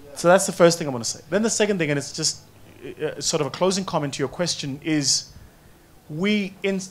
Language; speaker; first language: English; non-native, local second language; Zulu